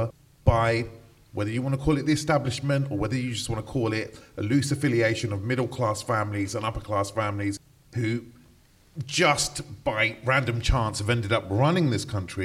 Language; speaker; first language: English; native; English